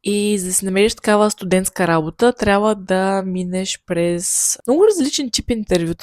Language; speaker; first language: Bulgarian; native; Bulgarian